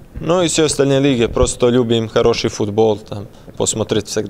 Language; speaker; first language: Russian; non-native, learner; Serbian